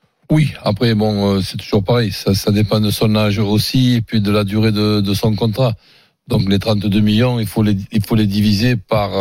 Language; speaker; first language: French; native; French